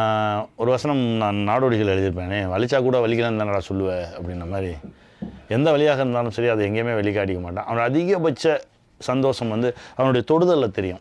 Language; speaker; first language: Tamil; native; Tamil